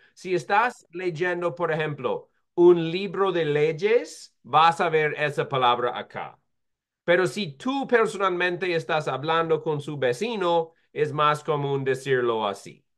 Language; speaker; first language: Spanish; non-native, fluent; English